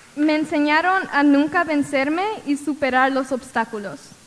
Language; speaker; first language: Spanish; early bilingual, heritage; Spanish